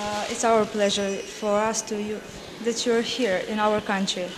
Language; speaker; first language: English; non-native, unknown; Macedonian